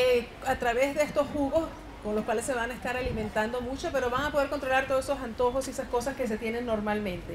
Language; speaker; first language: Spanish; native; Spanish